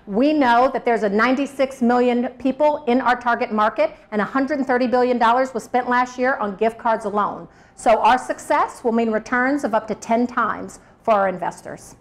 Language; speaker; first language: English; native; English